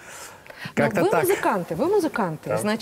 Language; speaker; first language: Russian; native; Russian